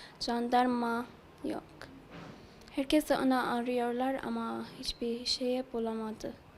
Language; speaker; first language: Turkish; non-native, learner; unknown